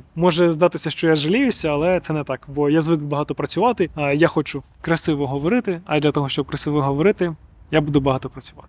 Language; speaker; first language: Ukrainian; non-native, local second language; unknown